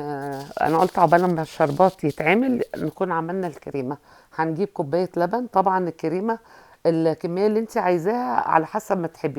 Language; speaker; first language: Arabic; native; Arabic